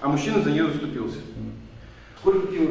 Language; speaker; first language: Russian; native; Russian